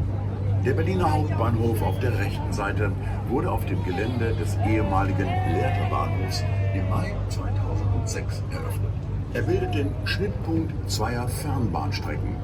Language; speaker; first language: German; native; German